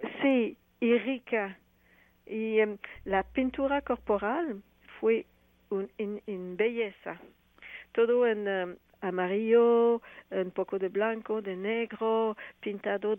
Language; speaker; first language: Spanish; non-native, fluent; French